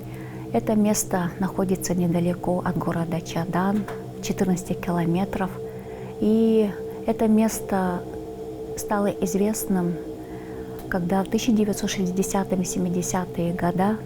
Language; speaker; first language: Russian; non-native, local second language; Tuvinian